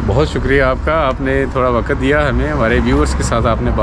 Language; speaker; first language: Hindi; native; Hindi